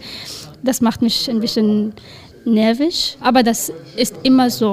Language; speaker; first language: German; non-native, learner; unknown